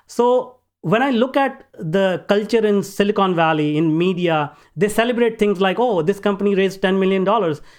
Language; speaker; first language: English; non-native, local second language; Hindi